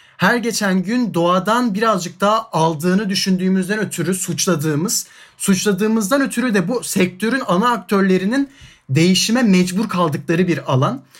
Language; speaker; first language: Turkish; native; Turkish